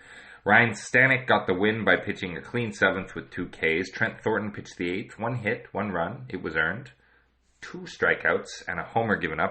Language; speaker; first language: English; native; English